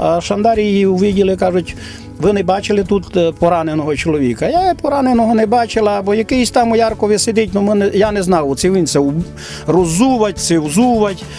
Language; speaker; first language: Ukrainian; native; Ukrainian